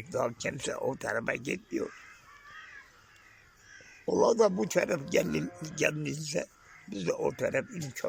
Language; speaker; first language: Turkish; non-native, local second language; Kurdish